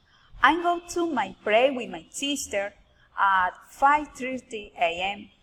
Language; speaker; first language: English; non-native, learner; Spanish